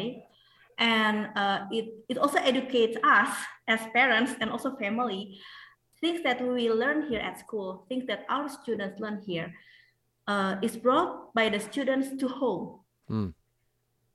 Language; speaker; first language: English; non-native, fluent; Indonesian